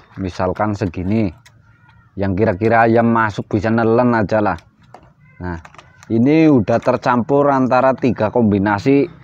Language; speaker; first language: Indonesian; non-native, local second language; Javanese